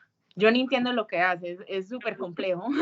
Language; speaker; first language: Spanish; early bilingual, heritage; Spanish